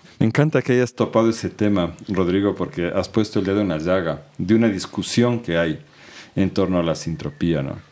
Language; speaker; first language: Spanish; native; Spanish